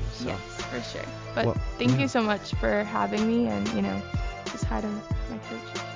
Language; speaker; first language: English; early bilingual, other home language; Spanish